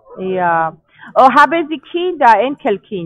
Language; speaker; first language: German; non-native, fluent; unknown